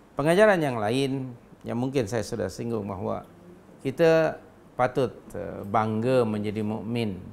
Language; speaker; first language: Malay; non-native, local second language; Sundanese